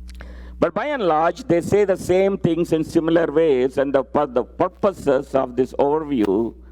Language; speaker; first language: English; non-native, local second language; Telugu